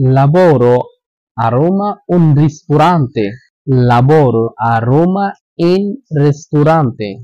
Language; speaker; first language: Italian; non-native, learner; Bangla